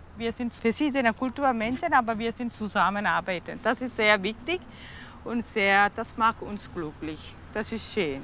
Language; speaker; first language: German; non-native, learner; Tamil